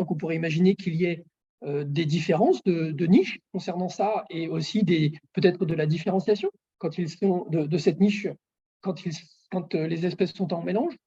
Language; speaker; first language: French; native; French